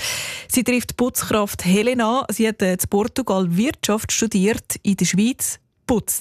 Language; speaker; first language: German; native; German